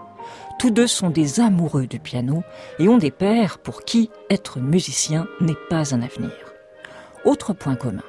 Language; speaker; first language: French; native; French